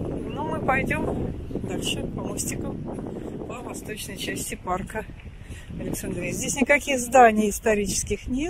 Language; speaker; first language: Russian; native; Russian